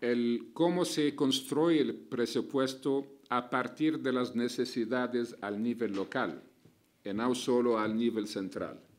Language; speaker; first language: Spanish; non-native, fluent; Arabic